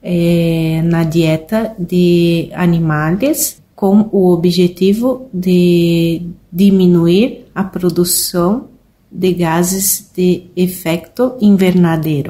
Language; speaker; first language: Spanish; non-native, learner; Portuguese